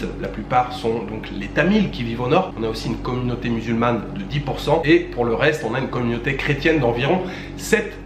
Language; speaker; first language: French; native; French